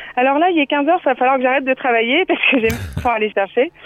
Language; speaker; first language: French; native; French